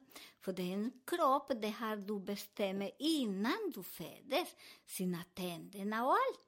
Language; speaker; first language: Swedish; non-native, learner; Spanish